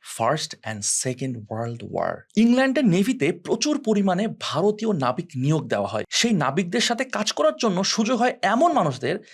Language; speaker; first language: Bangla; non-native, local second language; Sylheti